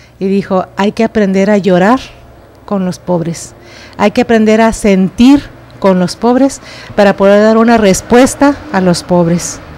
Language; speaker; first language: Spanish; native; Spanish